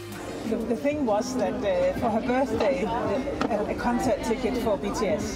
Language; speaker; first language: English; non-native, learner; Danish